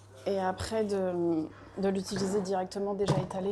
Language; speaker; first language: French; native; French